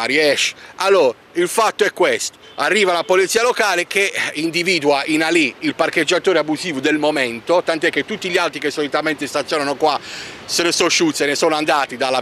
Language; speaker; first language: Italian; native; Italian